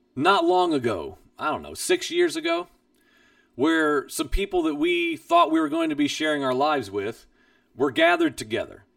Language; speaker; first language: English; native; English